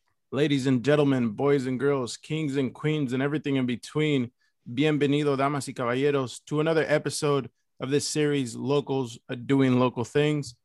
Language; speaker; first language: English; early bilingual, other home language; Spanish